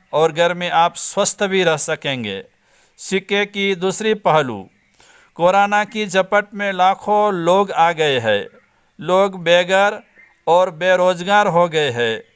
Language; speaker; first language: Hindi; non-native, local second language; Gujarati